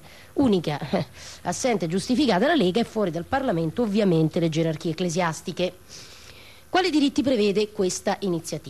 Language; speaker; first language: Italian; native; Italian